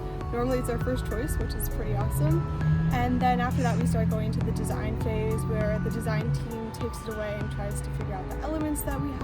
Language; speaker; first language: English; native; English